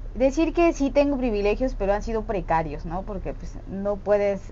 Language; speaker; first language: Spanish; non-native, local second language; Tzeltal